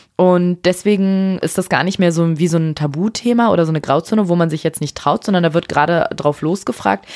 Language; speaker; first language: German; native; German